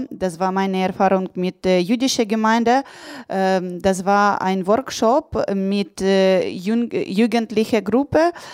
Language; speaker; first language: German; non-native, learner; Russian